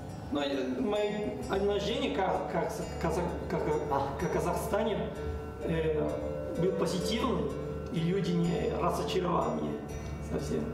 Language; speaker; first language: Russian; non-native, learner; Spanish